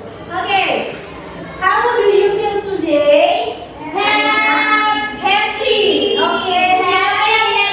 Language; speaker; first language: English; non-native, learner; Indonesian